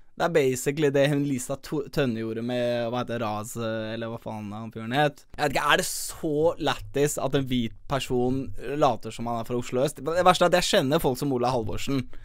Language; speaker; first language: Norwegian; early bilingual, other home language; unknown